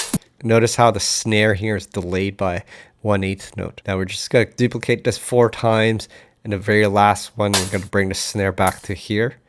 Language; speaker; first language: English; native; English